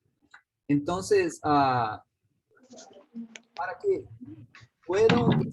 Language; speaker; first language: Spanish; non-native, learner; Portuguese